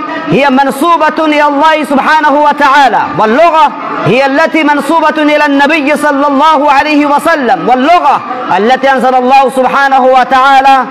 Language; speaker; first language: Arabic; non-native, fluent; Urdu